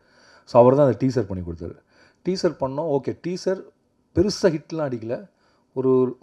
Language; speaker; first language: Tamil; native; Tamil